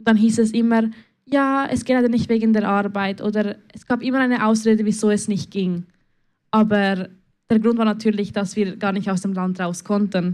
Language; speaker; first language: German; early bilingual, other home language; Spanish